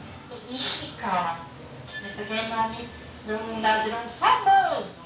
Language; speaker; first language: Portuguese; non-native, learner; Japanese